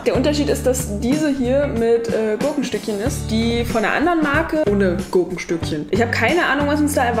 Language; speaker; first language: German; native; German